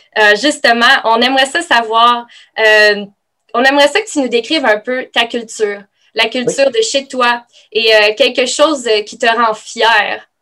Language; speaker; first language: French; native; French